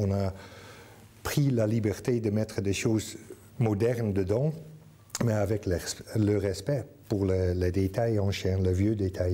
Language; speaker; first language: French; non-native, fluent; Dutch